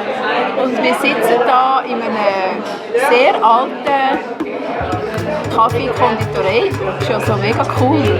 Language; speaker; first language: German; native; German